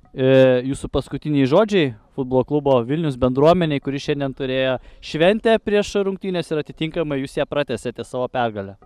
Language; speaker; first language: Lithuanian; native; Lithuanian